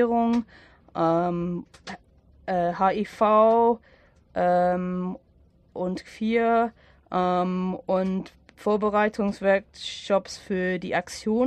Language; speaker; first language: German; non-native, fluent; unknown